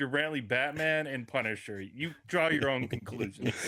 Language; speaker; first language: English; native; English